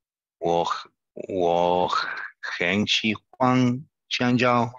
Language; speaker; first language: Chinese; non-native, learner; Spanish